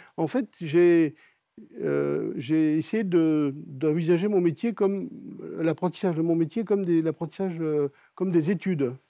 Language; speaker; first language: French; native; French